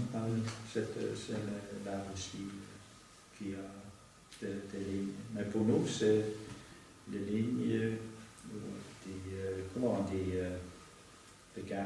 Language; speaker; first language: French; non-native, learner; Norwegian